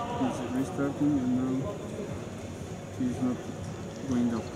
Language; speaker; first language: English; non-native, learner; Russian